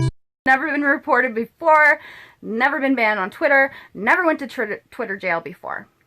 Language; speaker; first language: English; native; English